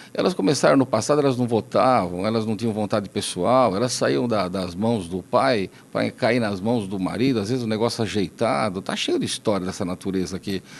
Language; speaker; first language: Portuguese; native; Portuguese